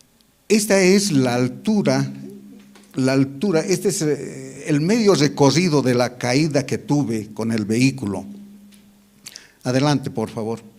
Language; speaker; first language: Spanish; native; Spanish